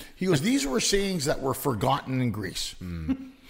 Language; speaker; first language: English; early bilingual, other home language; Greek